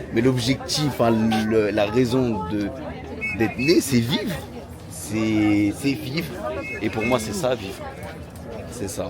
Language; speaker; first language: French; native; French